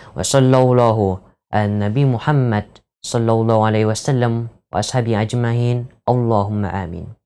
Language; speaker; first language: Arabic; non-native, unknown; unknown